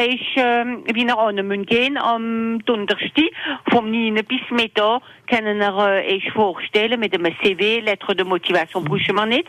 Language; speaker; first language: German; non-native, local second language; French